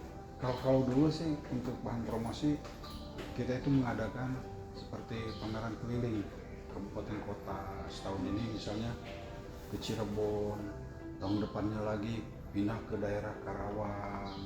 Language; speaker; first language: Indonesian; native; Indonesian